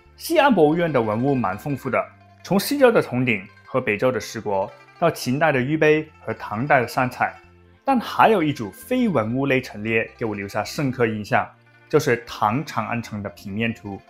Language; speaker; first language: Chinese; native; Chinese